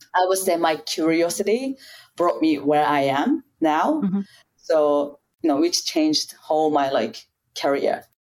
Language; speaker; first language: English; non-native, fluent; Japanese